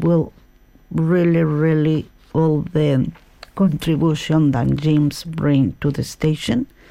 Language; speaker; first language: English; non-native, learner; Spanish